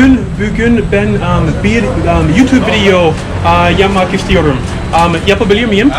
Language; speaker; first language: Turkish; non-native, learner; English